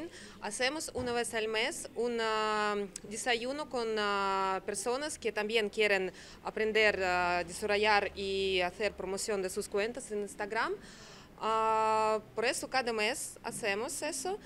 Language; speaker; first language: Spanish; non-native, learner; Russian